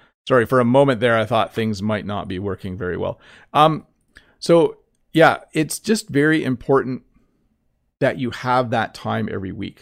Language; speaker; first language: English; native; English